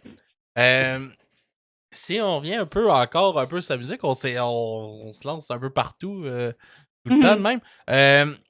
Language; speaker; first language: French; native; French